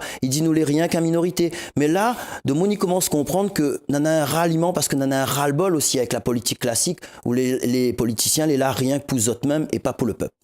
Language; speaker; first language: French; non-native, local second language; Réunion Creole French